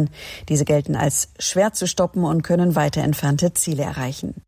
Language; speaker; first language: German; native; German